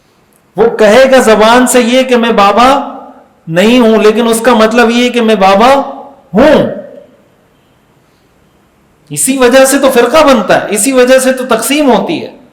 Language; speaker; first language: Urdu; native; Urdu